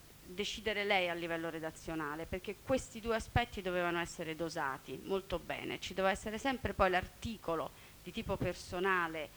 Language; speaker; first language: Italian; native; Italian